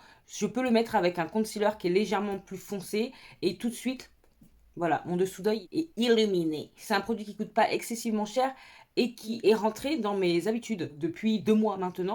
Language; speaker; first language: French; native; French